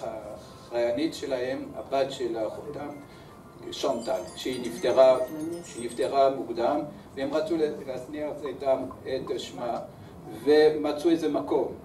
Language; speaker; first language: Hebrew; early bilingual, other home language; French